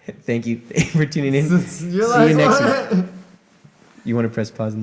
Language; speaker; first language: English; native; English